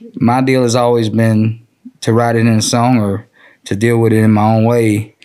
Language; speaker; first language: English; native; English